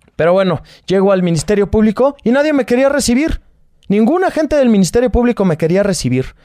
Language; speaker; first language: Spanish; native; Spanish